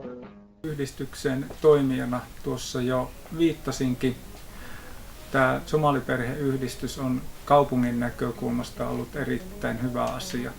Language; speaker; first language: Finnish; native; Finnish